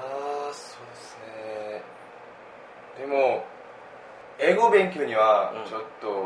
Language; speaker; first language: Japanese; non-native, fluent; Korean